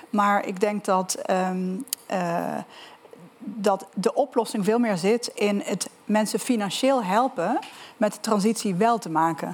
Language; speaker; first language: Dutch; native; Dutch